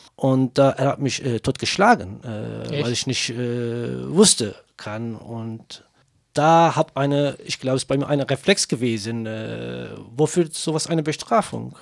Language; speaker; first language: German; non-native, learner; Kurdish